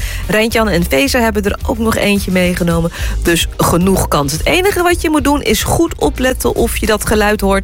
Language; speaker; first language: Dutch; native; Dutch